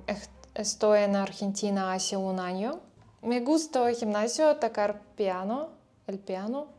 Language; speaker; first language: Spanish; non-native, learner; Russian